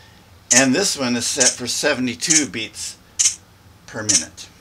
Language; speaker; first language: English; native; English